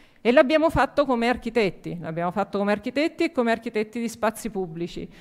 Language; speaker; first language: Italian; native; Italian